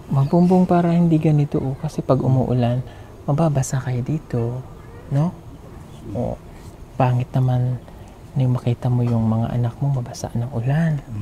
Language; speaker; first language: Filipino; non-native, local second language; Cebuano